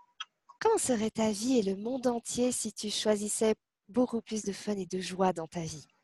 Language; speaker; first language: French; native; French